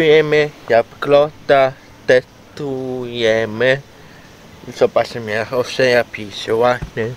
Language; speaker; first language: Polish; non-native, learner; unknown